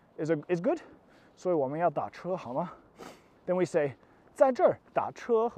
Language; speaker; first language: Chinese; non-native, learner; English